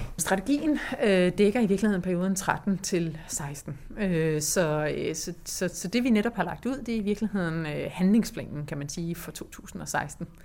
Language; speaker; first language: Danish; native; Danish